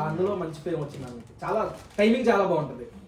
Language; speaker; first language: Telugu; native; Telugu